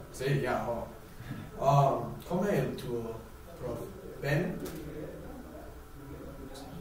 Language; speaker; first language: Italian; non-native, learner; English